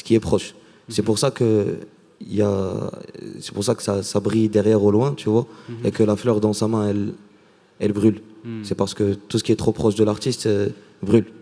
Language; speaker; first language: French; non-native, local second language; Arabic